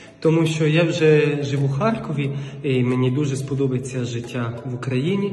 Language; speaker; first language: Ukrainian; non-native, fluent; Italian